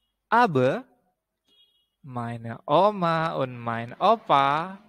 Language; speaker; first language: German; non-native, learner; Indonesian